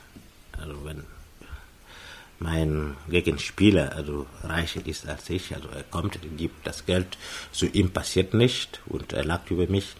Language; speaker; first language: German; non-native, fluent; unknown